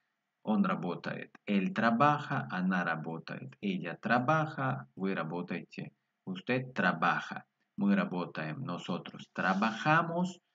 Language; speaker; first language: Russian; non-native, fluent; Spanish